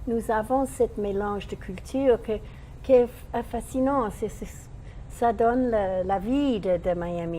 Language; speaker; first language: French; non-native, learner; English